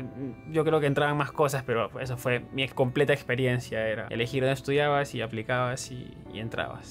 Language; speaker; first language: Spanish; native; Spanish